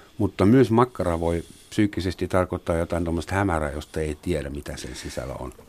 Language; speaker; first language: Finnish; non-native, fluent; German